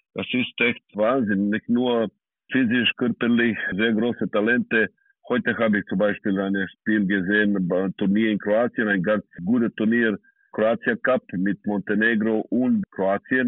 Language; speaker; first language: German; non-native, fluent; Serbian